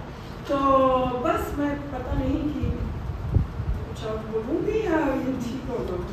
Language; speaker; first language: Hindi; non-native, fluent; Italian